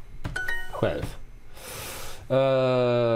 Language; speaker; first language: Swedish; non-native, learner; English